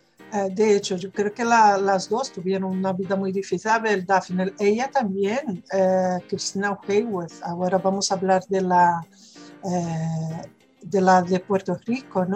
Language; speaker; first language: Spanish; non-native, fluent; Portuguese